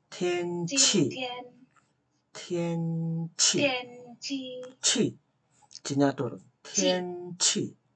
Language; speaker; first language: Chinese; non-native, fluent; Indonesian